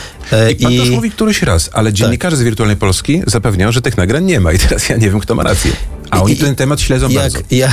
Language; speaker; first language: Polish; native; Polish